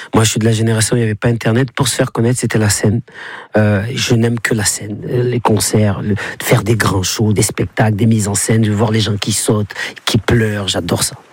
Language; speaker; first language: French; native; French